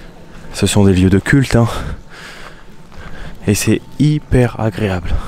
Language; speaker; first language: French; native; French